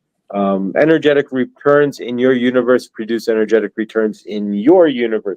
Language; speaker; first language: English; native; English